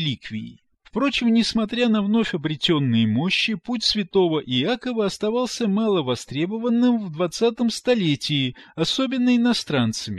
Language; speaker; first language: Russian; native; Russian